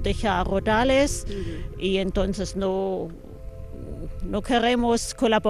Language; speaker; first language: Spanish; non-native, fluent; German